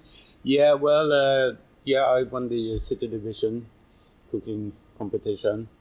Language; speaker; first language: English; non-native, fluent; Swedish